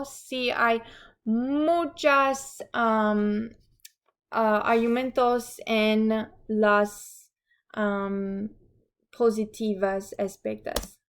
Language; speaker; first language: Spanish; non-native, learner; English